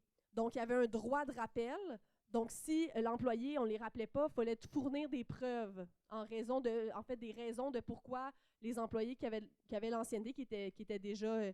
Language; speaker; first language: French; native; French